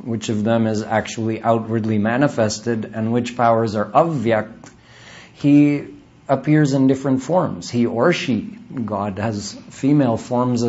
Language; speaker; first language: English; native; English